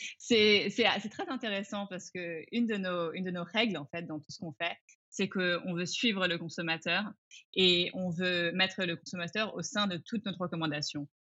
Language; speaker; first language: French; early bilingual, other home language; English